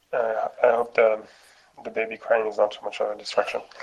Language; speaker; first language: English; non-native, fluent; French